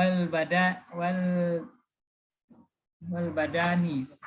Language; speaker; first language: Arabic; non-native, learner; Indonesian